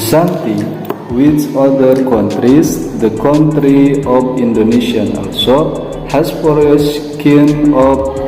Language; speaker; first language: English; non-native, learner; Indonesian